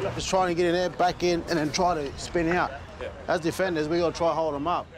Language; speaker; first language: English; native; English